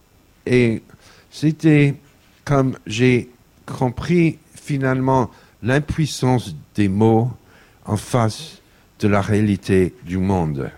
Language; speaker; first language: French; non-native, fluent; English